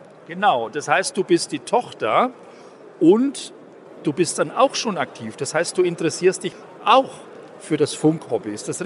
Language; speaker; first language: German; native; German